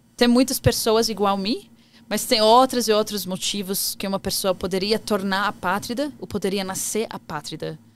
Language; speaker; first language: Portuguese; non-native, fluent; Arabic